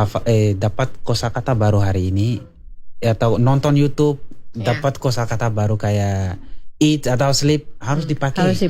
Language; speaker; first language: Indonesian; non-native, learner; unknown